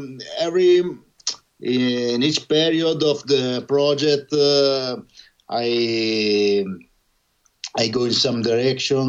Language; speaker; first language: English; non-native, learner; Italian